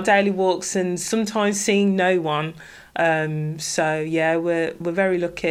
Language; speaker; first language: English; native; English